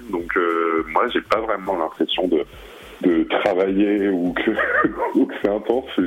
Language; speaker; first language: French; early bilingual, other home language; Arabic